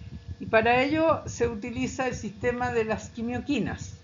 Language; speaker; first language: Spanish; native; Spanish